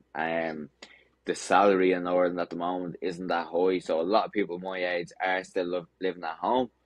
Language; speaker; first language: English; native; English